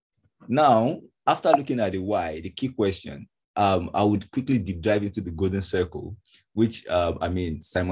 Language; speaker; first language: English; non-native, local second language; Yoruba